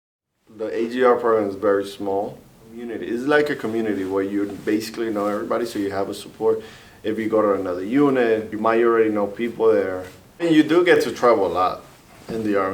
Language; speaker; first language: English; early bilingual, other home language; Spanish